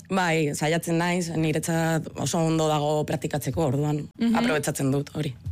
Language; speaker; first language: Basque; non-native, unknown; Spanish